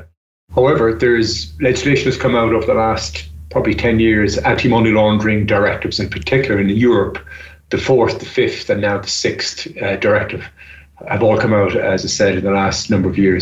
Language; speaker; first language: English; native; English